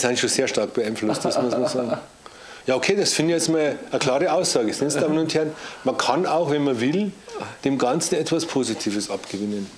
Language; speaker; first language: German; native; German